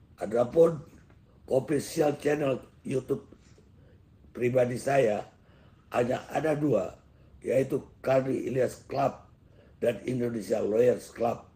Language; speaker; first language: Indonesian; non-native, local second language; Minangkabau